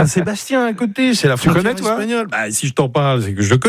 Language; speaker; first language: French; native; French